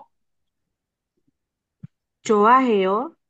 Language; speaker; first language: Korean; non-native, learner; Indonesian